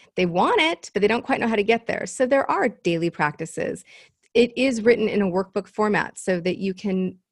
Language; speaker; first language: English; native; English